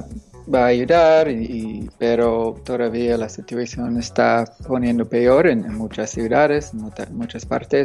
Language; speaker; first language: Spanish; non-native, fluent; English